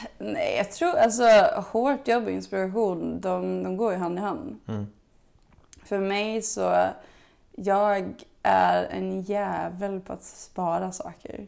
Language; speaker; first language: Swedish; early bilingual, other home language; Bosnian